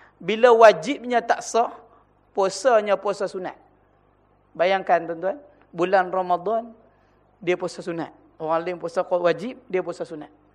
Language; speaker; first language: Malay; native; Malay